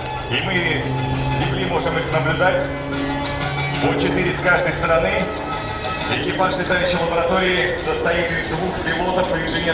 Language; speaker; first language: Russian; native; Russian